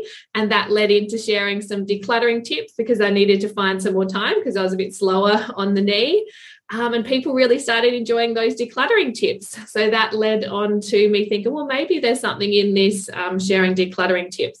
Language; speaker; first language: English; native; English